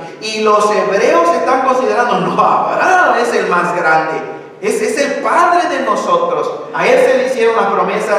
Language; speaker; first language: Spanish; native; Spanish